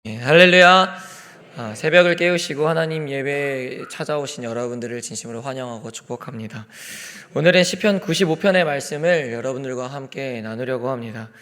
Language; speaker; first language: Korean; native; Korean